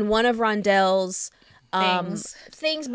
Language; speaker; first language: English; native; English